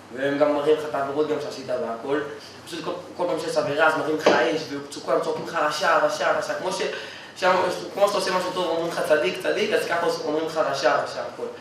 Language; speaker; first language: Hebrew; native; Hebrew